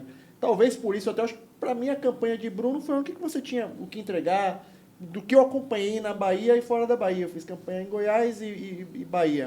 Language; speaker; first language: Portuguese; native; Portuguese